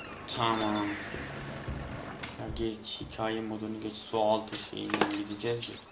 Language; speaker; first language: Turkish; native; Turkish